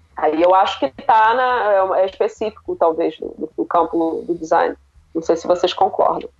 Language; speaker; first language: Portuguese; native; Portuguese